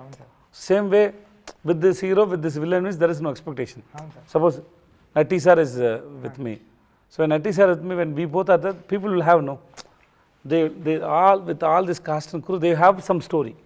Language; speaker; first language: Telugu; non-native, learner; Tamil